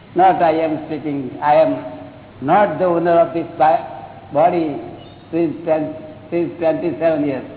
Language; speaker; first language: English; non-native, local second language; Gujarati